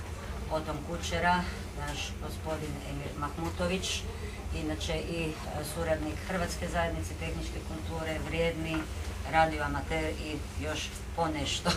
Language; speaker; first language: Croatian; native; Croatian